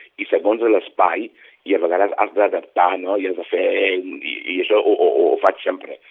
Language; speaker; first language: Catalan; non-native, fluent; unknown